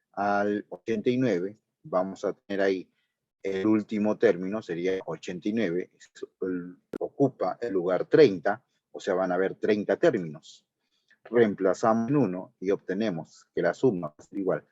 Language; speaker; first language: Spanish; native; Spanish